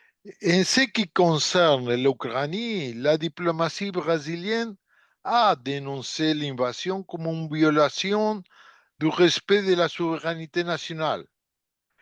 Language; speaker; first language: French; non-native, fluent; Portuguese